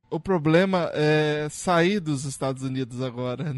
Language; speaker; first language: Portuguese; native; Portuguese